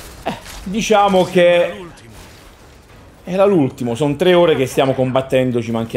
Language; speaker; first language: Italian; native; Italian